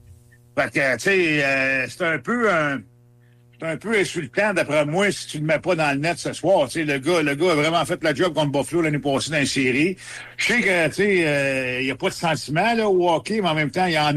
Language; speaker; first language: French; native; French